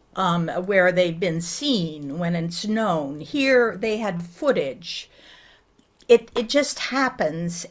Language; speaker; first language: English; native; English